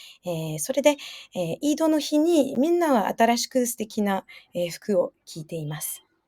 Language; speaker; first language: Japanese; non-native, fluent; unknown